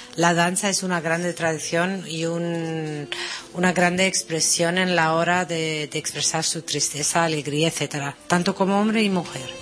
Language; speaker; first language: Spanish; non-native, fluent; Greek